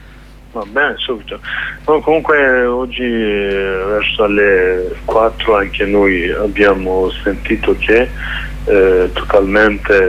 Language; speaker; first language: Italian; non-native, learner; Kurdish